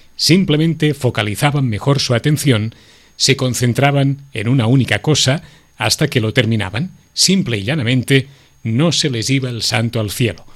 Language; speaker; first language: Spanish; non-native, local second language; Catalan